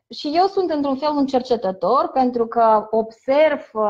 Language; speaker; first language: Romanian; non-native, fluent; Russian